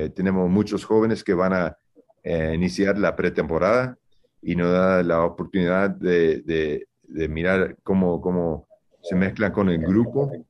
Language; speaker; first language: Spanish; early bilingual, heritage; Spanish